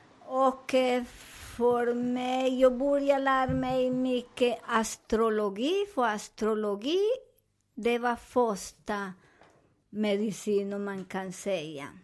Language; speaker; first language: Swedish; non-native, fluent; Spanish